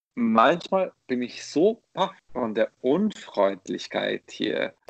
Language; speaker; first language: German; non-native, fluent; Bosnian